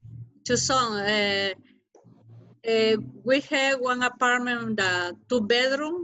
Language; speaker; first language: English; non-native, learner; Spanish